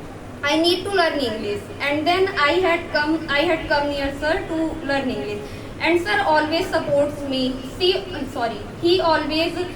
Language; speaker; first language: English; non-native, learner; Hindi